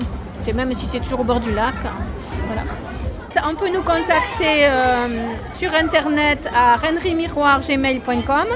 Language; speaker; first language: French; native; French